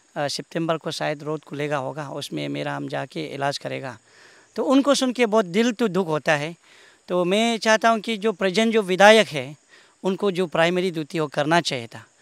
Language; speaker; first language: Hindi; non-native, local second language; Nyishi